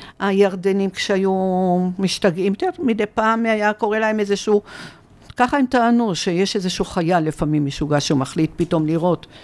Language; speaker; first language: Hebrew; early bilingual, other home language; Arabic